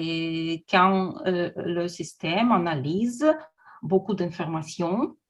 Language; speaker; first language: French; non-native, learner; Russian